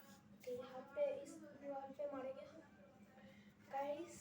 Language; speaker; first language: Hindi; non-native, local second language; Bangla